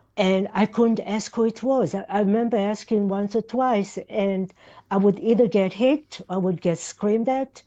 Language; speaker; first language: English; non-native, fluent; Yiddish